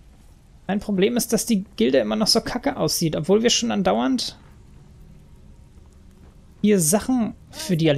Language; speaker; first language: German; native; German